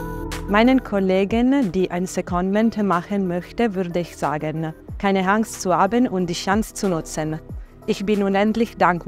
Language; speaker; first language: German; non-native, fluent; Italian